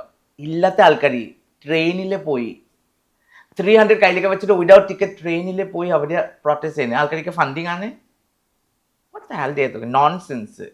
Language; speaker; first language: Malayalam; non-native, fluent; Assamese